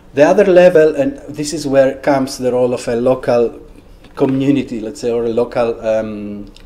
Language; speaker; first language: English; non-native, fluent; Greek